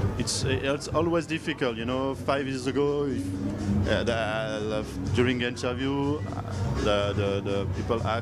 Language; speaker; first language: English; non-native, learner; French